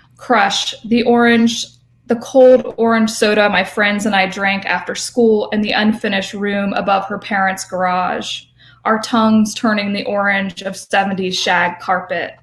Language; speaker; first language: English; native; English